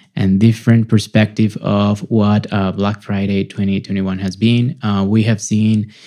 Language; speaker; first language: English; non-native, fluent; Spanish